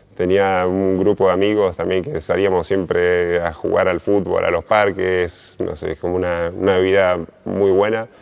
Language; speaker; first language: Spanish; native; Spanish